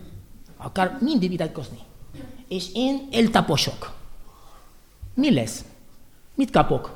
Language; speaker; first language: Hungarian; non-native, learner; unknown